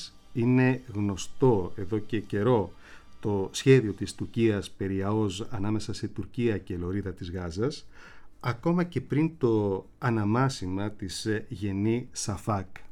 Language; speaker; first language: Greek; native; Greek